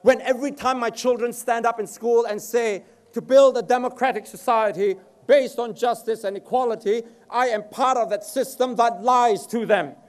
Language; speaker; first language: English; native; English